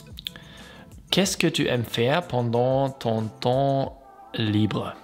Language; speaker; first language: French; non-native, learner; German